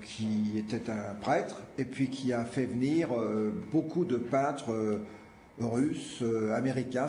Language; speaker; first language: French; native; French